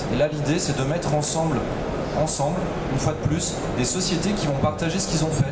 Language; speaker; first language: French; native; French